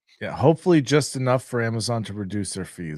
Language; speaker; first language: English; native; English